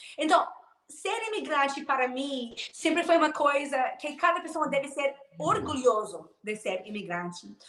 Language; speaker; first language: Portuguese; non-native, fluent; English